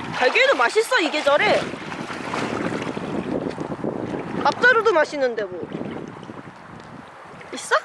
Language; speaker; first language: Korean; native; Korean